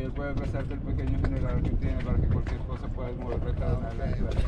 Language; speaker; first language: Spanish; native; Spanish